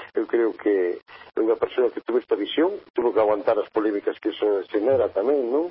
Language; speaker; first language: Galician; native; Galician